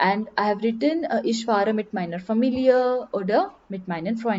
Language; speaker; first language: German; non-native, learner; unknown